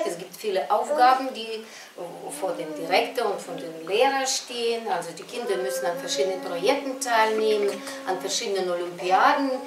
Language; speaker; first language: German; non-native, fluent; Russian